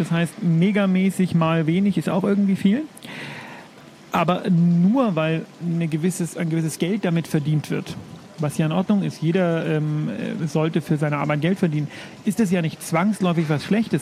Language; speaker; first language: German; native; German